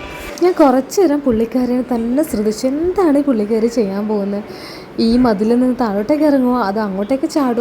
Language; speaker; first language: Malayalam; native; Malayalam